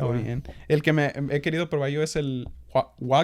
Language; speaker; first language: Spanish; early bilingual, heritage; Spanish